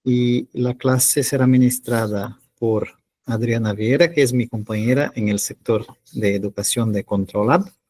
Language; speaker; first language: Spanish; non-native, fluent; Portuguese